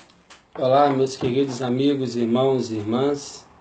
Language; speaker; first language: Portuguese; native; Portuguese